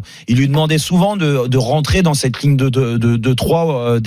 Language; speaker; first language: French; native; French